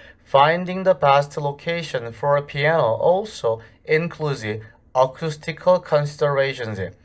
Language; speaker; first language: English; non-native, fluent; Korean